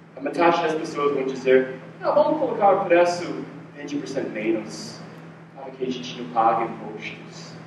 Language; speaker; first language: Portuguese; non-native, fluent; English